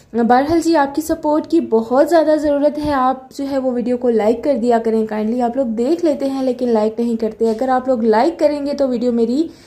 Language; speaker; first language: Urdu; native; Urdu